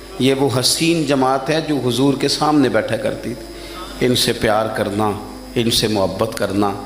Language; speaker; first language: Urdu; non-native, local second language; Punjabi